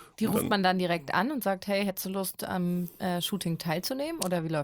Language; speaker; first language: German; native; German